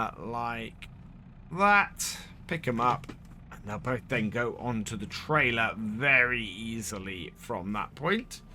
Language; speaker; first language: English; native; English